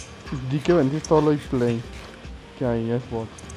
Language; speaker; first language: Spanish; native; Spanish